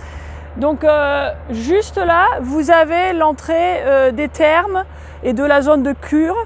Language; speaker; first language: French; native; French